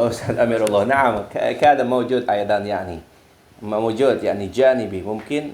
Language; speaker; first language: Arabic; non-native, fluent; Indonesian